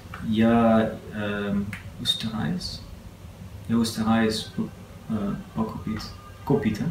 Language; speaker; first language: Russian; non-native, learner; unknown